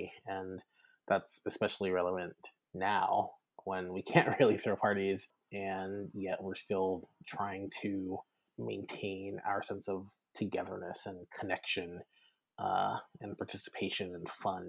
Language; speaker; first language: English; native; English